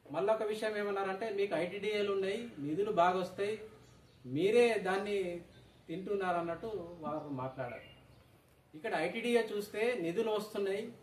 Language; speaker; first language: Telugu; non-native, local second language; Gondi